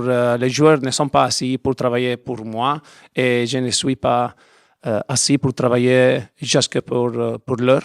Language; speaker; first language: French; non-native, learner; Italian